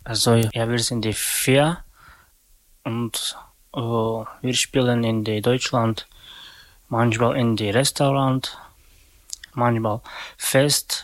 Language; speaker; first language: German; non-native, learner; Slovak